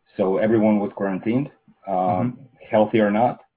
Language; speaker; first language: English; non-native, fluent; Russian